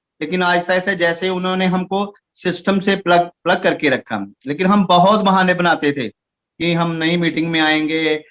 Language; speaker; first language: Hindi; non-native, local second language; Punjabi